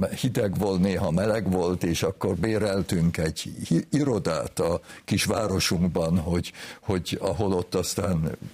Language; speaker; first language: Hungarian; early bilingual, heritage; Hungarian